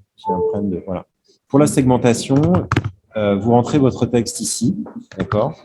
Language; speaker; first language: French; native; French